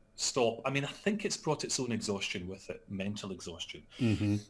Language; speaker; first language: English; native; English